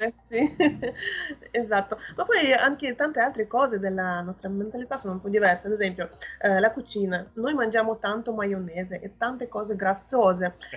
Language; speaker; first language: Italian; non-native, fluent; Russian